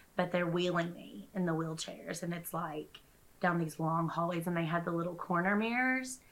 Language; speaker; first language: English; native; English